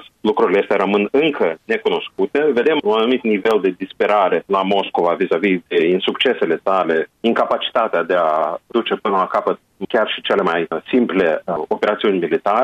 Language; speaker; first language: Romanian; native; Romanian